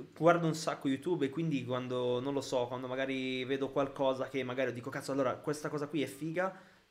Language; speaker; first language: Italian; early bilingual, other home language; Arabic